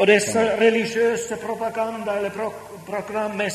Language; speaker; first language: Swedish; non-native, local second language; Finnish